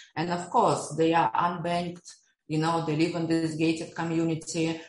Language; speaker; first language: English; non-native, fluent; Russian